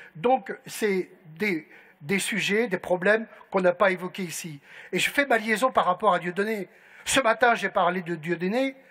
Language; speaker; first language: French; native; French